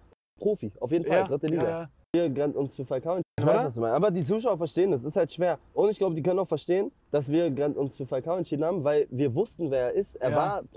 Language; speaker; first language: German; native; German